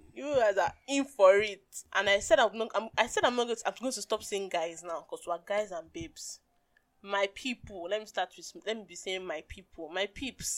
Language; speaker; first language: English; non-native, local second language; Yoruba